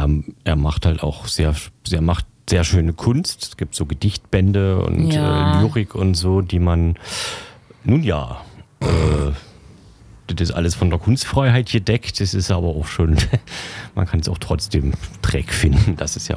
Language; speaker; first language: German; native; German